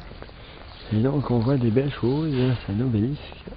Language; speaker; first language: French; native; French